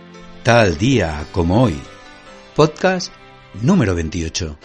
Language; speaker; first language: Spanish; native; Spanish